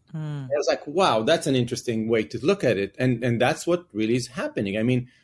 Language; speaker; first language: English; non-native, fluent; Hebrew